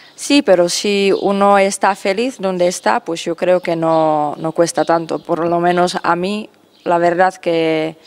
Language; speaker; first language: Spanish; non-native, fluent; Czech